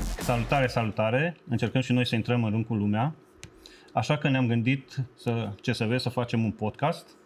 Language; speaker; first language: Romanian; non-native, local second language; Serbian